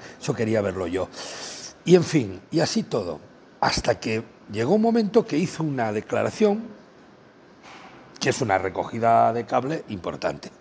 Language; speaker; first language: Spanish; native; Spanish